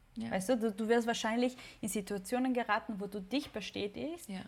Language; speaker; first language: German; non-native, fluent; Spanish